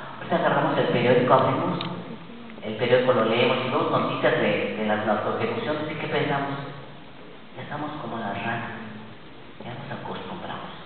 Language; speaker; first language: Spanish; native; Spanish